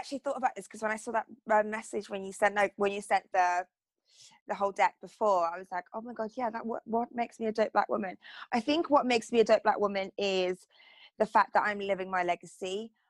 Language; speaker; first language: English; native; English